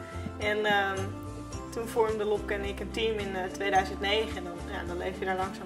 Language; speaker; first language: Dutch; native; Dutch